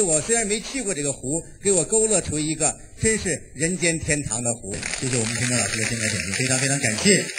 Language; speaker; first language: Chinese; native; Chinese